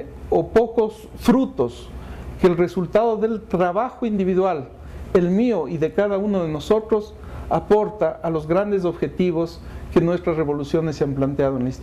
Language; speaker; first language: Spanish; native; Spanish